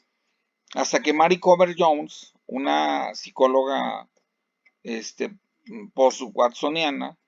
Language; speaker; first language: Spanish; native; Spanish